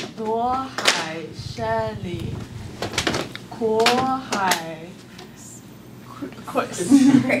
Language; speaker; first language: Cantonese; non-native, learner; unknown